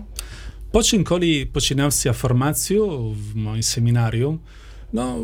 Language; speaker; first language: Ukrainian; non-native, learner; Italian